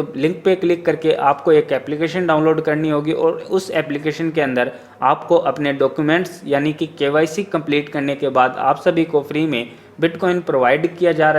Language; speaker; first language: Hindi; native; Hindi